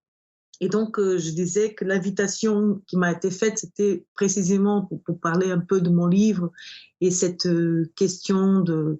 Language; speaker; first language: French; non-native, fluent; Portuguese